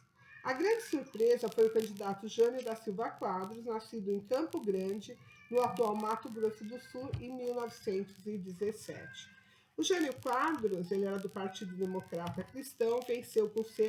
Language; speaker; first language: Portuguese; native; Portuguese